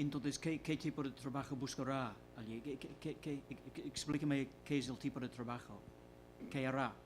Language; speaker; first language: Spanish; non-native, fluent; English